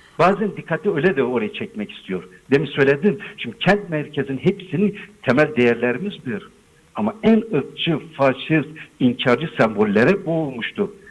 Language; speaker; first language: Turkish; non-native, local second language; Zaza